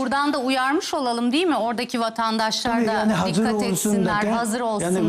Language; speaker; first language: Turkish; native; Turkish